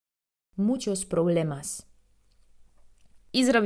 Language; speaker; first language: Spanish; non-native, fluent; Polish